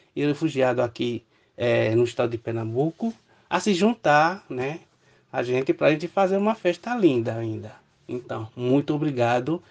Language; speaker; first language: Portuguese; non-native, fluent; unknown